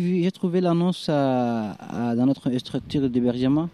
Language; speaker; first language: French; non-native, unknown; Arabic